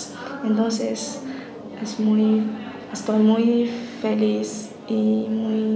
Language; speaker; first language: Spanish; non-native, learner; Chinese